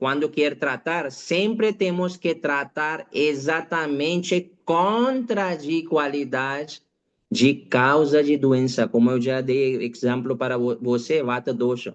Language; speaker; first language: Portuguese; non-native, learner; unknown